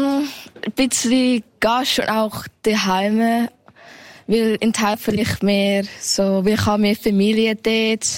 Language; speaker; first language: German; early bilingual, heritage; Thai